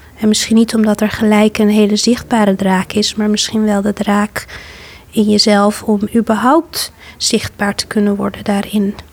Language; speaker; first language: Dutch; native; Dutch